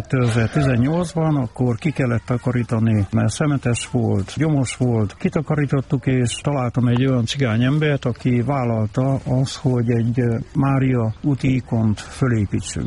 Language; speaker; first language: Hungarian; native; Hungarian